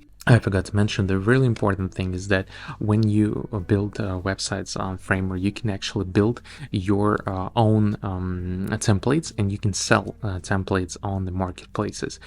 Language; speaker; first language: English; non-native, fluent; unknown